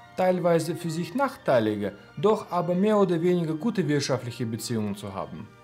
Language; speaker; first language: German; non-native, fluent; Russian